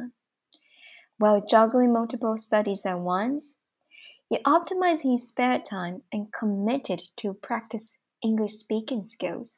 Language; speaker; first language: English; non-native, fluent; Chinese